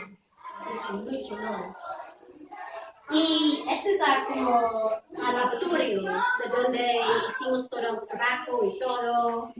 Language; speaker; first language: Spanish; non-native, fluent; English